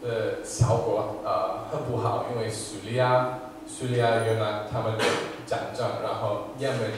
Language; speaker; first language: Chinese; non-native, fluent; English